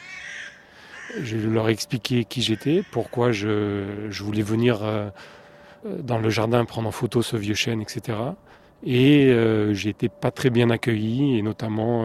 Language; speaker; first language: French; native; French